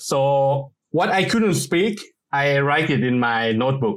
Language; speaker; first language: English; non-native, fluent; Thai